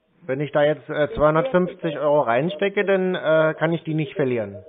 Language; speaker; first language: German; native; German